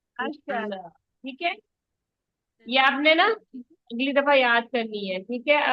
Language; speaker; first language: Urdu; native; Urdu